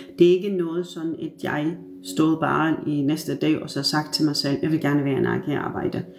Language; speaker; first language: Danish; non-native, fluent; Turkish